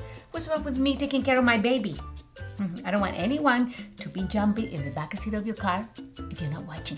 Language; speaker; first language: English; non-native, learner; Spanish